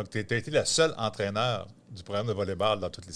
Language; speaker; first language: French; native; French